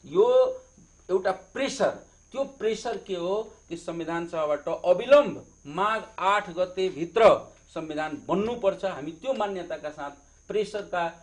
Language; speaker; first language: Nepali; native; Nepali